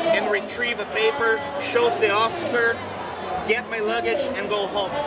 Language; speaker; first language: English; non-native, fluent; Portuguese